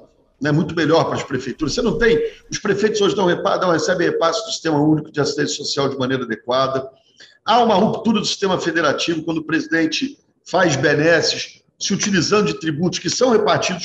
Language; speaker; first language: Portuguese; native; Portuguese